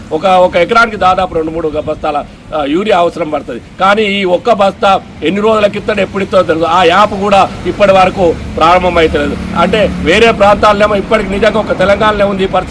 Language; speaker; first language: Telugu; native; Telugu